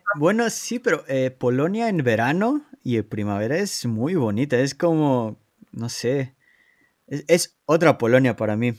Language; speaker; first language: Spanish; native; Spanish